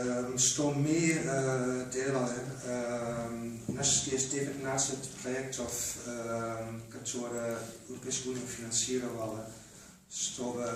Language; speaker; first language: Russian; non-native, learner; Polish